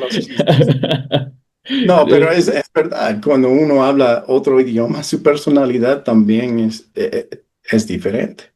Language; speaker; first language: Spanish; non-native, fluent; English